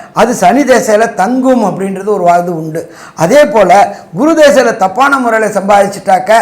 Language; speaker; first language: Tamil; native; Tamil